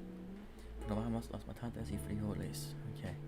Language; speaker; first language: Spanish; non-native, learner; English